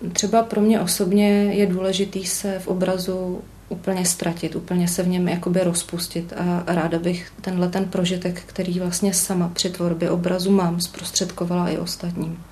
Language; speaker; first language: Czech; native; Czech